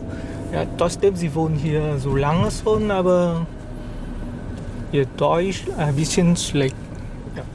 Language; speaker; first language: German; non-native, fluent; Vietnamese